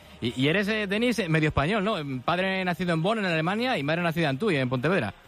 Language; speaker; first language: Spanish; native; Spanish